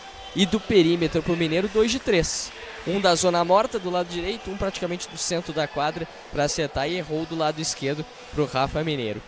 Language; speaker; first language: Portuguese; native; Portuguese